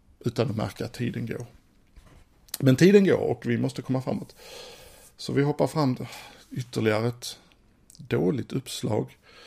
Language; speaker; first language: Swedish; native; Swedish